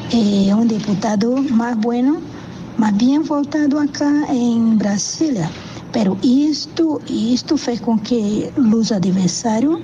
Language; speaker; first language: Spanish; non-native, learner; Portuguese